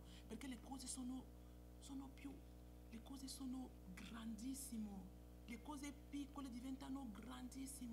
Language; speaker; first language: Italian; non-native, fluent; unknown